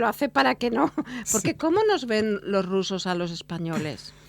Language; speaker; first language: Spanish; native; Spanish